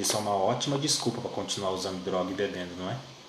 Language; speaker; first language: Portuguese; native; Portuguese